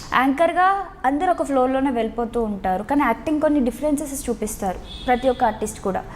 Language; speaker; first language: Telugu; native; Telugu